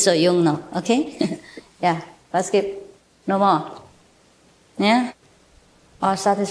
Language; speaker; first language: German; non-native, learner; Vietnamese